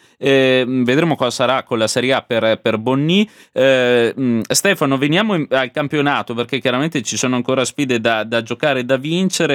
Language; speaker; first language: Italian; native; Italian